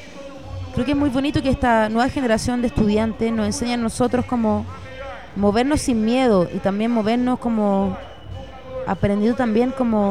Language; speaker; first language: Spanish; early bilingual, heritage; Spanish